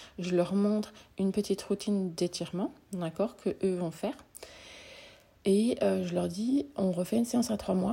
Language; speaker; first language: French; native; French